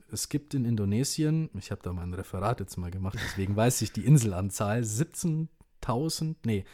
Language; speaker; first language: German; early bilingual, other home language; Indonesian